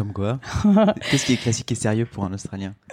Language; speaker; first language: French; native; French